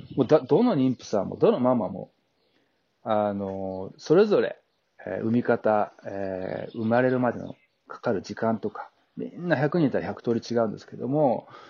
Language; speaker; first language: Japanese; native; Japanese